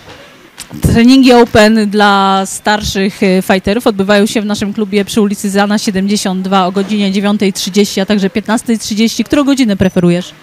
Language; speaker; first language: Polish; native; Polish